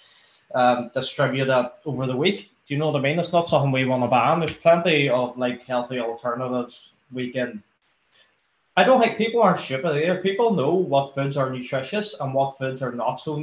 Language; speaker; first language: English; native; English